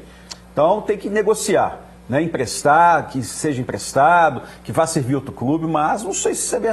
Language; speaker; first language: Portuguese; native; Portuguese